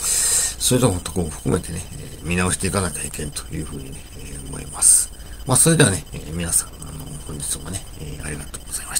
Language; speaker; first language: Japanese; native; Japanese